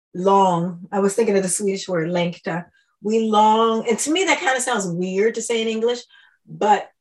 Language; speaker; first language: English; native; English